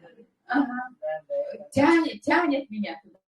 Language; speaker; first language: Russian; non-native, local second language; Yakut